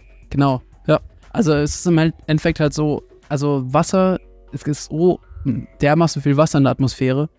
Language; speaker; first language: German; native; German